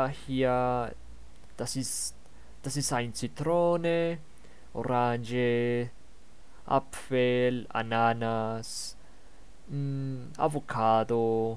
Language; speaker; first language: German; non-native, learner; Spanish